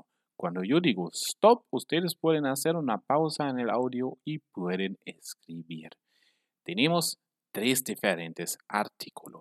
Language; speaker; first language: Spanish; non-native, fluent; German